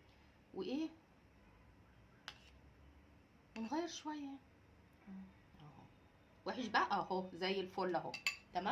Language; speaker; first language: Arabic; native; Arabic